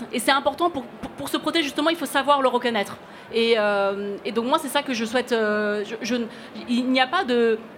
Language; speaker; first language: French; early bilingual, other home language; Cantonese